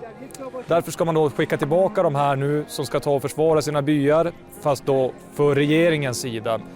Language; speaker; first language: Swedish; native; Swedish